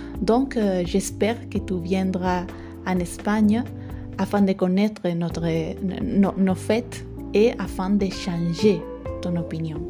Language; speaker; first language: French; non-native, learner; Spanish